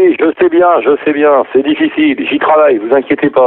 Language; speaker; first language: French; native; French